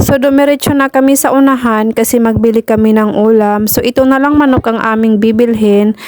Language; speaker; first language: Filipino; non-native, local second language; Cebuano